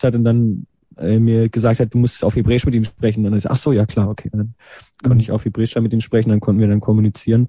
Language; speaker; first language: German; native; German